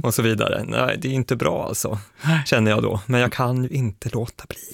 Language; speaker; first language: Swedish; native; Swedish